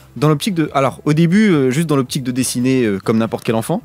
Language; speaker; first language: French; native; French